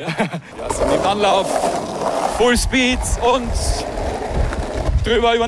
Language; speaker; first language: German; native; German